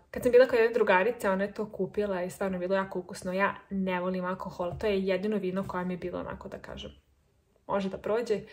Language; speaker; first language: Serbian; early bilingual, heritage; Serbian